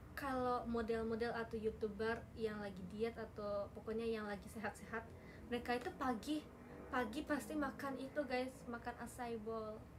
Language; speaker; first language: Indonesian; non-native, fluent; Japanese